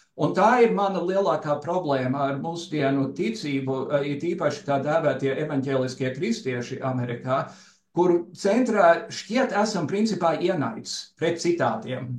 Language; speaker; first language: Latvian; early bilingual, heritage; Latvian